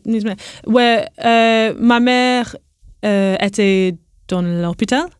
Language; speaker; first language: French; non-native, learner; English